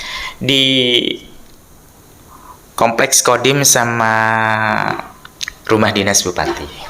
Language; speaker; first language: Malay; non-native, local second language; Madurese